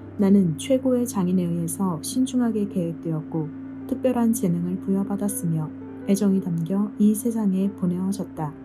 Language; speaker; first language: Korean; native; Korean